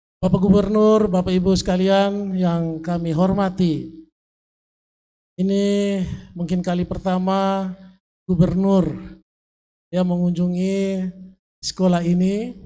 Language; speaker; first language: Indonesian; native; Indonesian